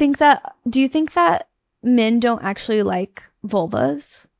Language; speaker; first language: English; native; English